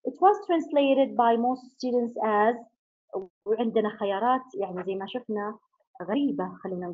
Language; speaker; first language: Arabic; native; Arabic